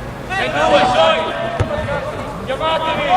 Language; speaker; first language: Italian; native; Italian